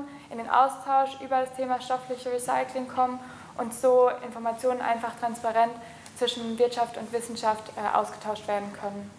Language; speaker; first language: German; native; German